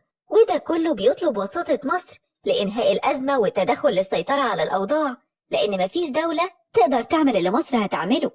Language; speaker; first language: Arabic; native; Arabic